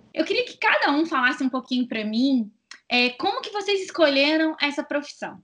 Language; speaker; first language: Portuguese; native; Portuguese